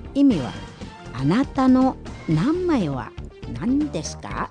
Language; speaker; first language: Japanese; non-native, fluent; Indonesian